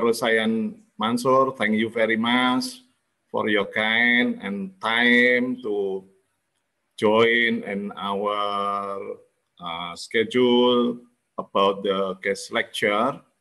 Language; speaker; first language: English; non-native, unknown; Indonesian